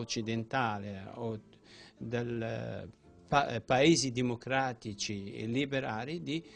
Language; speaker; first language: Italian; non-native, fluent; Central Kurdish